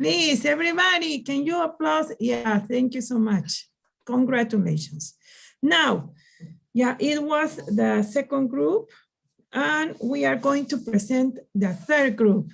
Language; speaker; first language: English; non-native, learner; Spanish